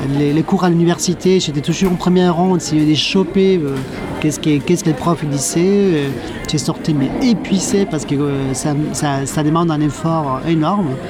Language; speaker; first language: French; non-native, fluent; Spanish